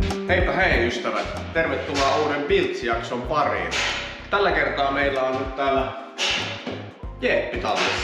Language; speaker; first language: Finnish; native; Finnish